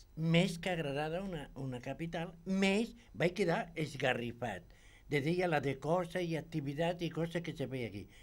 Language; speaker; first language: Catalan; non-native, local second language; Spanish